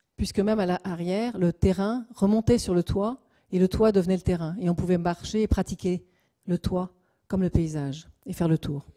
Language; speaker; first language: French; native; French